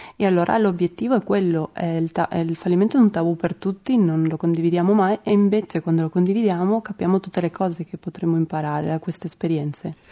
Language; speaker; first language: Italian; non-native, fluent; Spanish